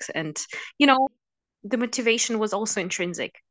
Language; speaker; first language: English; non-native, fluent; Russian